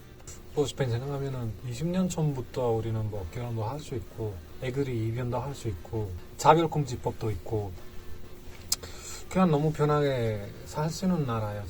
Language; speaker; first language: Korean; non-native, learner; Spanish